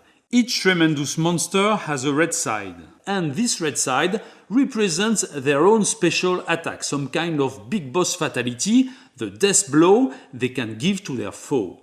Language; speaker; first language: English; non-native, fluent; French